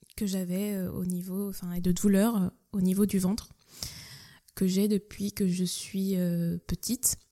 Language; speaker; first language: French; native; French